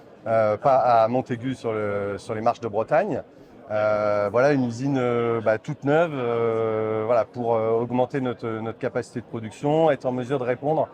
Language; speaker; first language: French; native; French